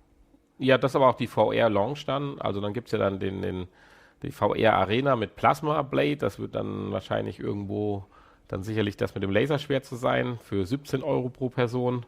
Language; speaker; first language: German; native; German